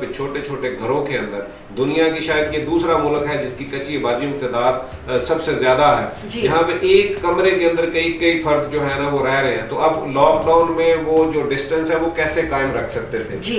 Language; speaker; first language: Urdu; native; Urdu